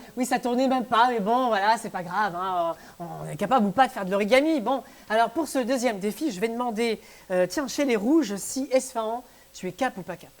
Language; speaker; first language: French; native; French